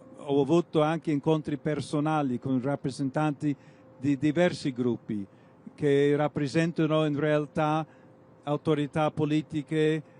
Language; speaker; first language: Italian; non-native, fluent; English